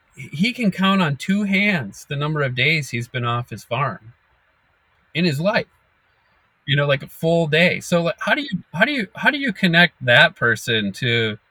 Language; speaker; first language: English; native; English